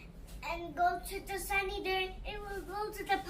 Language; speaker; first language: English; early bilingual, other home language; Nepali